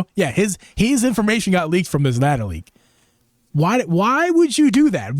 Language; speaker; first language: English; native; English